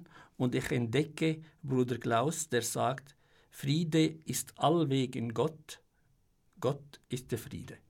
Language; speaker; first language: German; non-native, fluent; Arabic